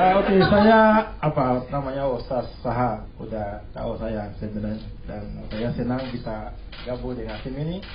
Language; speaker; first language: Indonesian; non-native, fluent; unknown